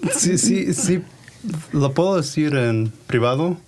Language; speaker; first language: Spanish; early bilingual, heritage; Spanish